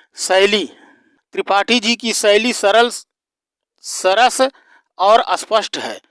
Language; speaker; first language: Hindi; native; Hindi